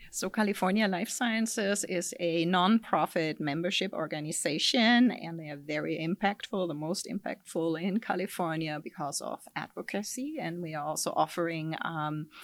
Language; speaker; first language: English; non-native, fluent; German